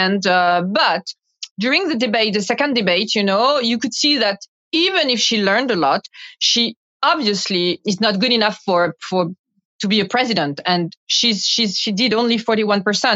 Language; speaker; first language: English; non-native, fluent; French